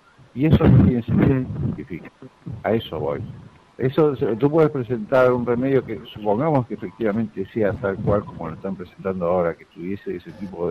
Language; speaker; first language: Spanish; native; Spanish